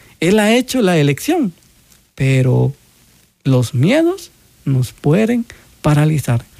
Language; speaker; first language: Spanish; native; Spanish